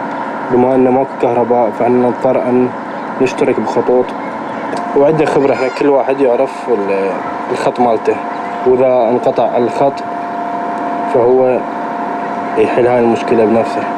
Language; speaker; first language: Arabic; native; Arabic